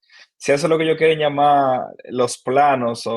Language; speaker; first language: Spanish; native; Spanish